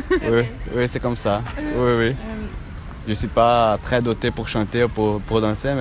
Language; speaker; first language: French; non-native, fluent; Portuguese